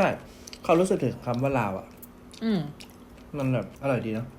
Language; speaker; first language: Thai; native; Thai